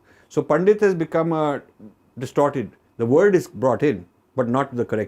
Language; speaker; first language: English; non-native, local second language; Hindi